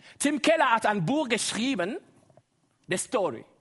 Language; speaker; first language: German; non-native, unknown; Lingala